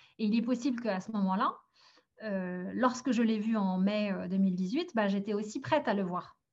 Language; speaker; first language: French; early bilingual, other home language; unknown